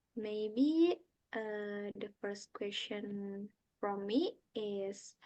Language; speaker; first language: English; non-native, learner; Indonesian